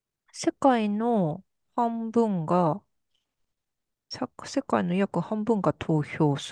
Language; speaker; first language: Japanese; early bilingual, other home language; Korean